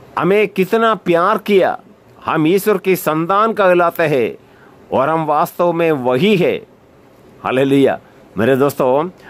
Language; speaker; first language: Hindi; non-native, local second language; Malayalam